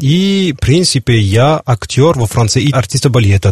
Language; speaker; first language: Russian; non-native, learner; French